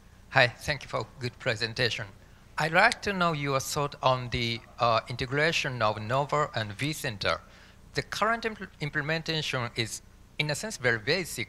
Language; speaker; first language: English; non-native, fluent; Japanese